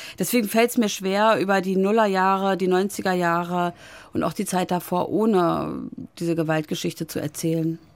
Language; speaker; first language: German; native; German